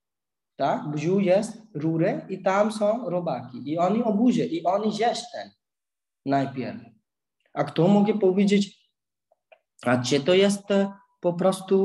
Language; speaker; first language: Polish; non-native, learner; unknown